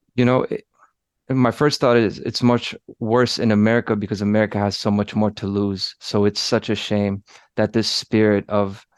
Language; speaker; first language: English; early bilingual, other home language; Polish